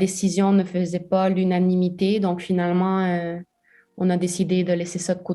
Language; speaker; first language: French; native; French